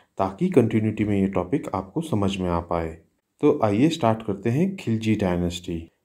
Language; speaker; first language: Hindi; native; Hindi